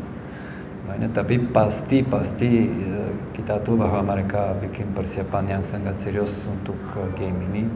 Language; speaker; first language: Indonesian; non-native, fluent; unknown